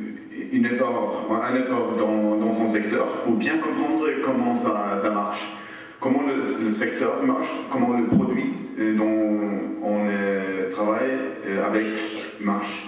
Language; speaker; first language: French; non-native, learner; Swedish